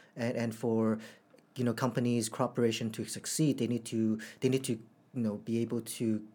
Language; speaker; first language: English; native; English